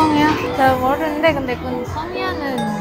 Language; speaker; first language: Korean; non-native, local second language; Indonesian